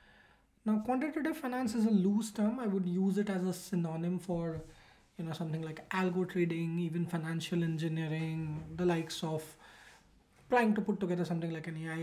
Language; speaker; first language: English; non-native, local second language; Hindi